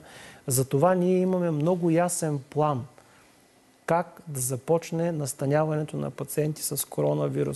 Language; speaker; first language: Bulgarian; native; Bulgarian